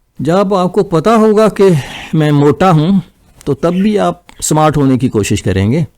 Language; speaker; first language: Urdu; non-native, local second language; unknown